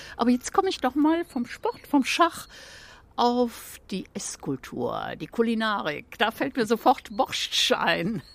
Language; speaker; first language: German; native; German